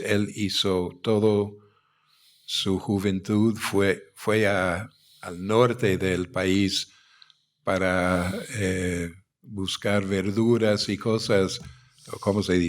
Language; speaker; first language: Spanish; non-native, fluent; English